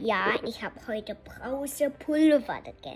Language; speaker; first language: German; early bilingual, heritage; German